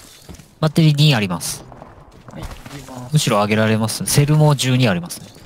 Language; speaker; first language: Japanese; native; Japanese